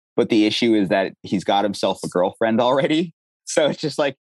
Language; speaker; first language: English; native; English